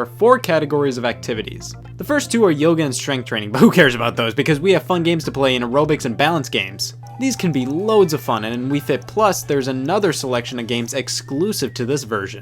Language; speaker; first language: English; native; English